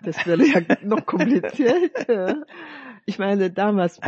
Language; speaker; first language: German; non-native, fluent; Hakka Chinese